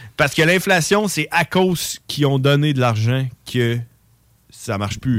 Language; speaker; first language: French; native; French